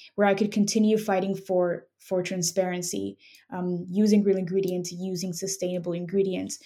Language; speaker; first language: English; non-native, fluent; Spanish